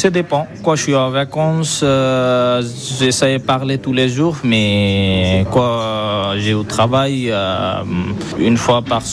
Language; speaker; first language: French; non-native, learner; Bangla